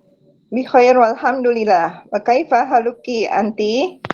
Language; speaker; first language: Arabic; non-native, learner; Indonesian